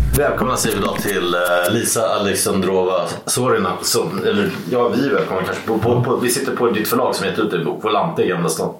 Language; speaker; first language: Swedish; native; Swedish